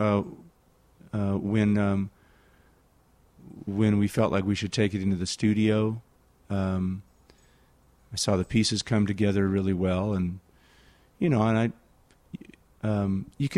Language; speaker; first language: English; native; English